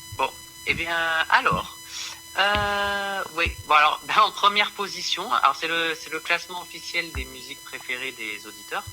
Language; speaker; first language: French; native; French